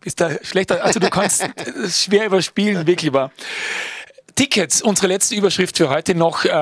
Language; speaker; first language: German; native; German